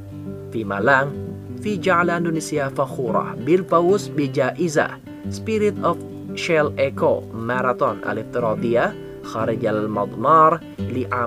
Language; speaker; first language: Arabic; non-native, fluent; Indonesian